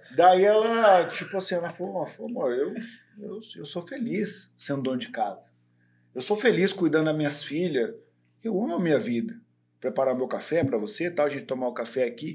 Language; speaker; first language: Portuguese; native; Portuguese